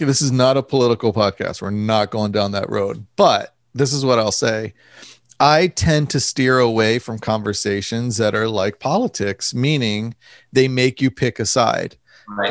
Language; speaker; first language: English; native; English